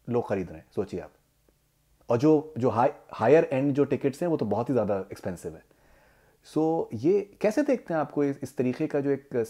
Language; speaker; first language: Hindi; native; Hindi